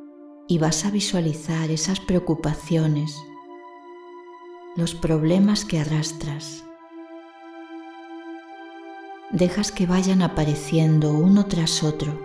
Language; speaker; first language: Spanish; native; Spanish